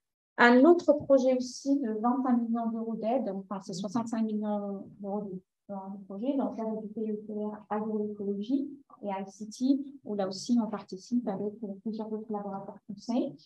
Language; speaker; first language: French; native; French